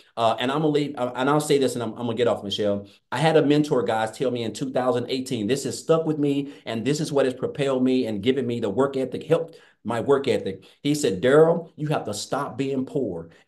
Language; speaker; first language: English; native; English